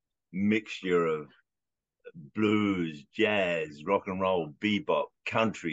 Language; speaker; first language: English; native; English